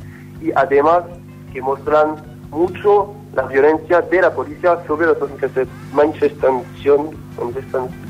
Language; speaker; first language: Spanish; non-native, learner; French